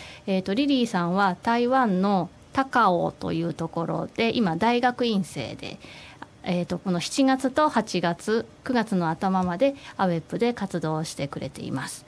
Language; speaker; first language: Japanese; native; Japanese